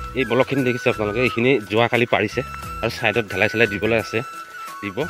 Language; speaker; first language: Assamese; non-native, local second language; Mising